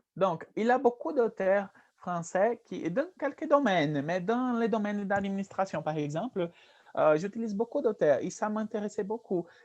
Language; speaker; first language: French; non-native, fluent; Portuguese